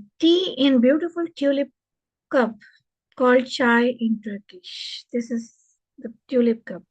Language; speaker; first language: English; non-native, local second language; Hindi